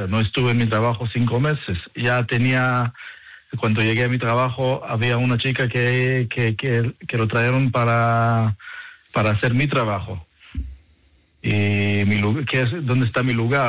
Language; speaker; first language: Spanish; non-native, learner; Hebrew